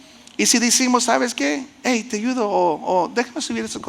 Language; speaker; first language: Spanish; early bilingual, heritage; Spanish